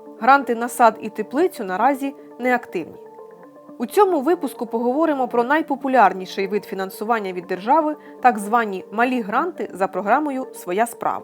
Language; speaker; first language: Ukrainian; native; Ukrainian